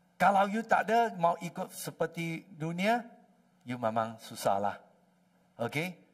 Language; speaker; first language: Malay; non-native, local second language; Chinese